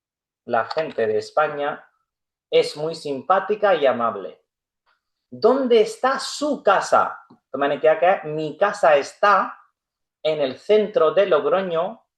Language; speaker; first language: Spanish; non-native, fluent; Urdu